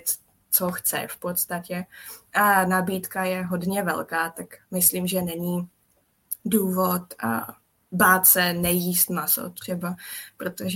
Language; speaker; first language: Czech; non-native, fluent; Japanese